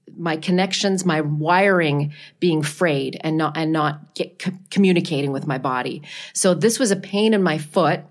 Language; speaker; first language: English; native; English